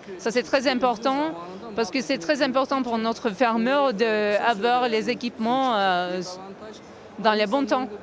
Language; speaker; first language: French; non-native, learner; Turkish